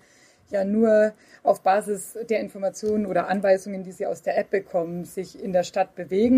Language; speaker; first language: German; native; German